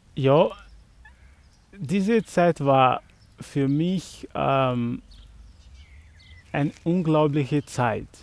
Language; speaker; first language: German; non-native, learner; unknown